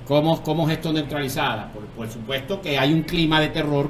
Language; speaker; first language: Spanish; native; Spanish